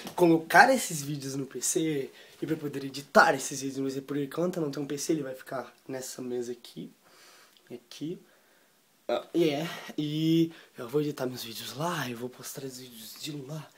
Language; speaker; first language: Portuguese; native; Portuguese